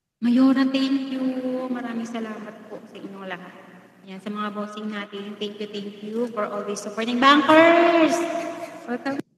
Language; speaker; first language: Filipino; non-native, local second language; Hiligaynon